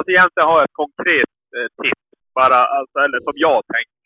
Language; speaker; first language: Swedish; native; Swedish